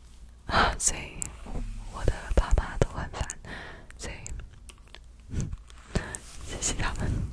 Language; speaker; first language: Chinese; early bilingual, heritage; Chinese